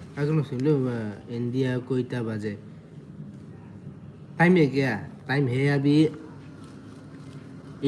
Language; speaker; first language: Hindi; non-native, local second language; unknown